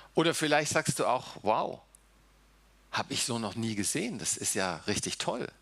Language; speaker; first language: German; early bilingual, heritage; German